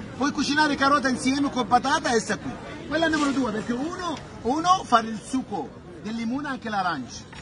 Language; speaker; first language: Italian; non-native, learner; Bambara